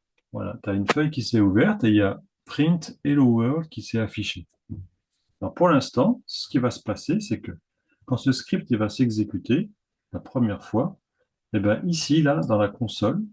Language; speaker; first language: French; native; French